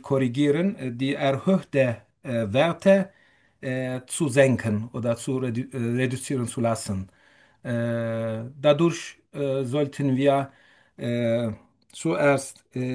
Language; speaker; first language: German; non-native, fluent; Turkish